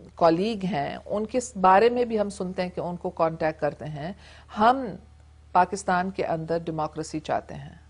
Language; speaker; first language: Urdu; non-native, local second language; English